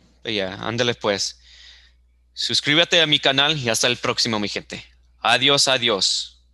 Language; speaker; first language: Spanish; early bilingual, heritage; Spanish